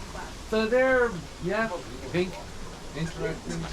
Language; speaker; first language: English; native; English